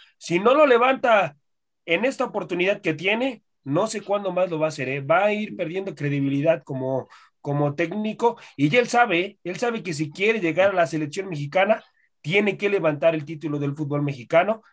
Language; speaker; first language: Spanish; native; Spanish